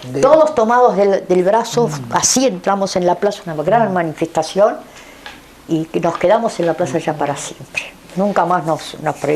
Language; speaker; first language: Spanish; native; Spanish